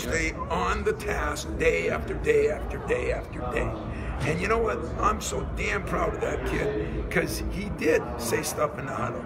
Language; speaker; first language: English; native; English